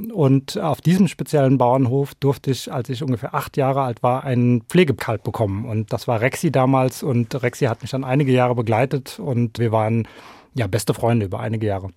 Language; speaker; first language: German; early bilingual, other home language; Norwegian